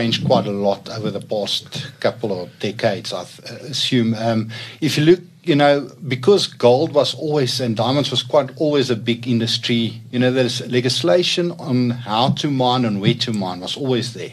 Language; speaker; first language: English; non-native, local second language; Afrikaans